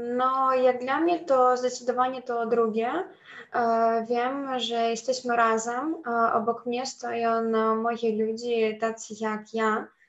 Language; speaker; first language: Polish; non-native, fluent; Russian